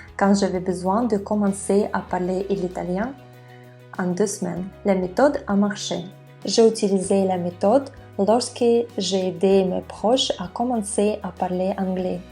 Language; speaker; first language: French; non-native, fluent; Russian